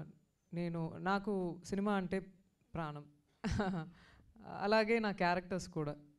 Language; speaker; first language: Telugu; non-native, fluent; Tamil